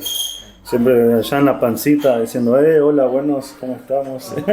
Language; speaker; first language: Spanish; non-native, fluent; Portuguese